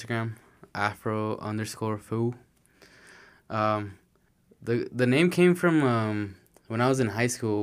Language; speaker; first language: English; non-native, fluent; Spanish